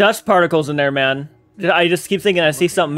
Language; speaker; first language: English; native; English